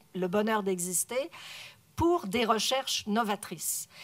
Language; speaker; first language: French; native; French